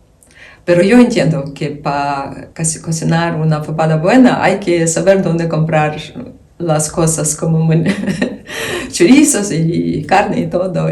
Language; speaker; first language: Spanish; non-native, fluent; Ukrainian